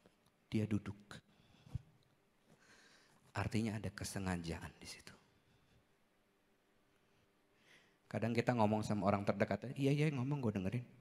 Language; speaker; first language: Indonesian; native; Indonesian